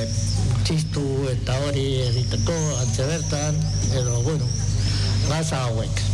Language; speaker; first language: Basque; non-native, local second language; Spanish